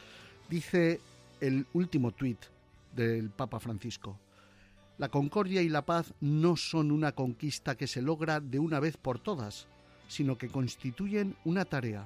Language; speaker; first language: Spanish; native; Spanish